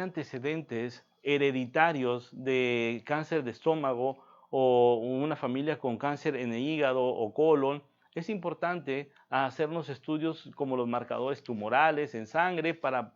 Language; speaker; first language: Spanish; native; Spanish